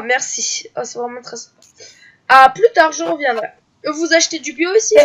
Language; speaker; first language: French; native; French